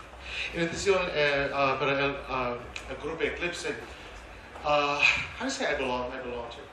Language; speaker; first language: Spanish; non-native, learner; English